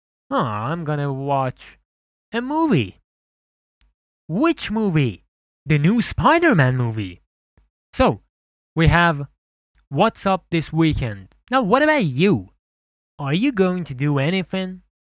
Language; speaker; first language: English; non-native, fluent; Persian